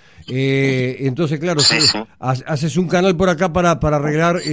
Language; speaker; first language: Spanish; native; Spanish